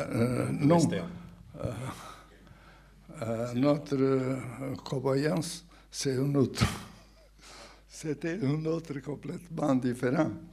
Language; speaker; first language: French; non-native, fluent; Portuguese